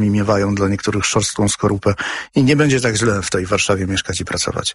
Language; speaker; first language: Polish; native; Polish